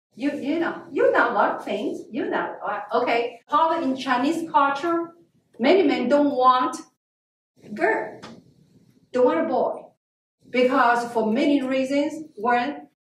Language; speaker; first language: English; non-native, learner; Chinese